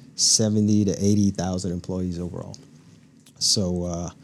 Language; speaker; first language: English; native; English